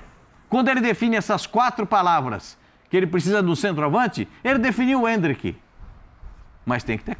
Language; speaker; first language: Portuguese; native; Portuguese